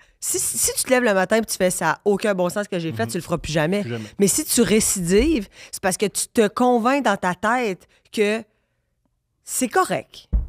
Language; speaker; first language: French; native; French